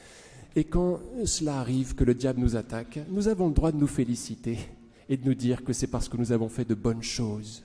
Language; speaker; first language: French; native; French